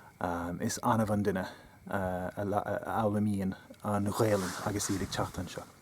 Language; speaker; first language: Irish; non-native, local second language; English